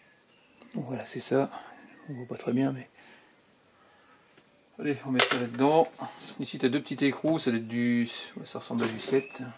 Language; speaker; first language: French; native; French